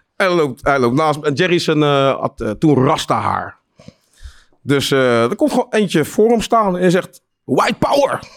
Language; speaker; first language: Dutch; native; Dutch